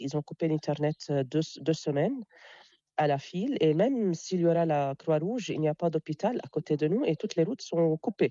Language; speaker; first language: French; non-native, local second language; Arabic